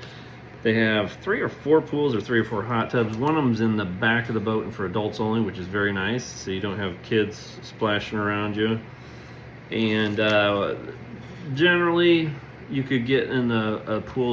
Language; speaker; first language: English; native; English